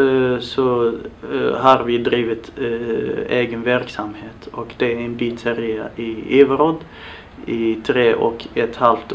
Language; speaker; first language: Swedish; non-native, fluent; Arabic